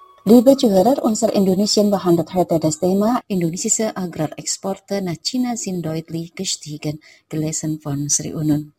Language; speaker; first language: German; non-native, fluent; Indonesian